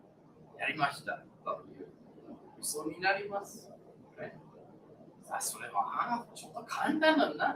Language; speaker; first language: Japanese; non-native, learner; English